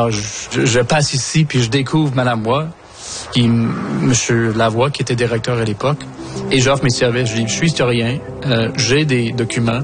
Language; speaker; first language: French; native; French